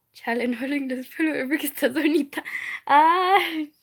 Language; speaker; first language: Spanish; early bilingual, other home language; English